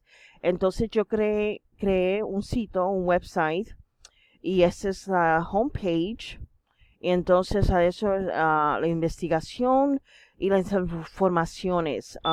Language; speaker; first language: Spanish; non-native, fluent; English